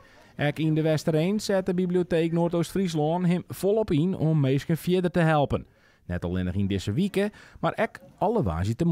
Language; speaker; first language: Dutch; non-native, local second language; Western Frisian